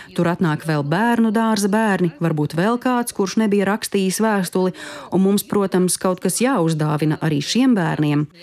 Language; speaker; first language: Latvian; native; Latvian